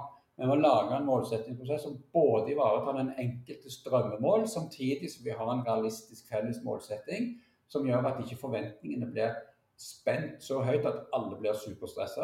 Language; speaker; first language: Norwegian; native; Norwegian